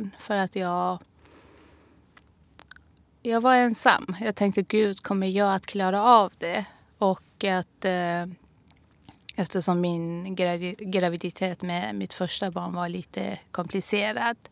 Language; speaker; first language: Swedish; non-native, fluent; Persian